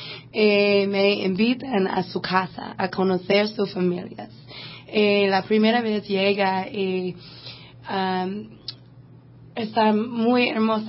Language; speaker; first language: Spanish; non-native, learner; English